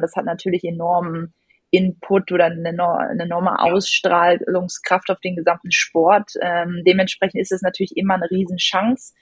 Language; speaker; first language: German; native; German